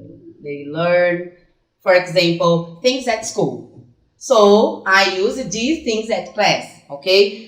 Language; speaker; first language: English; non-native, fluent; Portuguese